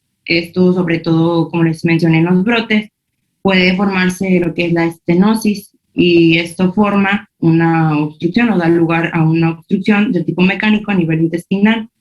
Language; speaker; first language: Spanish; native; Spanish